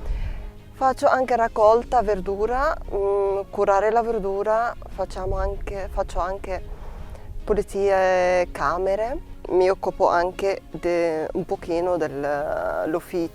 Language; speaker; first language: Italian; non-native, learner; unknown